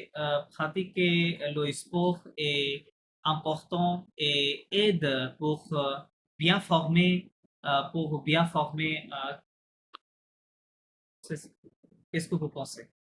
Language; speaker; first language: French; non-native, fluent; Bangla